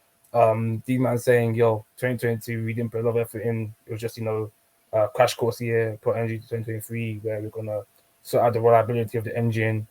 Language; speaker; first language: English; native; English